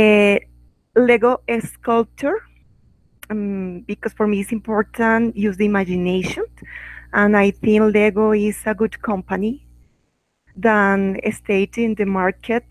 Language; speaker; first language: English; non-native, learner; Spanish